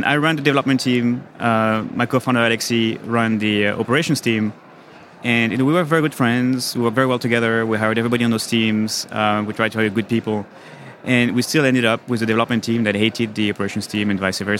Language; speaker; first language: English; non-native, fluent; French